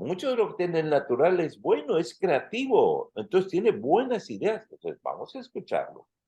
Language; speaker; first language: Spanish; native; Spanish